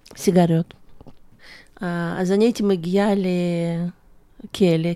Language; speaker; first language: Hebrew; non-native, fluent; Russian